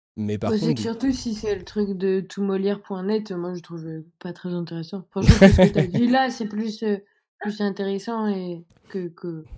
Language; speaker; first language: French; native; French